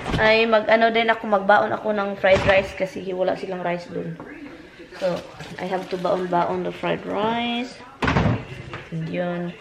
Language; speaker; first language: Filipino; non-native, local second language; Cebuano